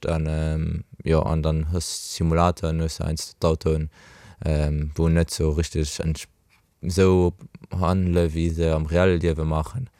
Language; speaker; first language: Luxembourgish; early bilingual, other home language; Portuguese